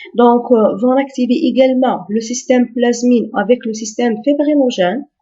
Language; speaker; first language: French; non-native, local second language; Arabic